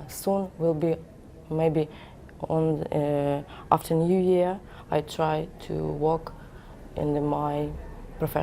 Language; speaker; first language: English; non-native, learner; Ukrainian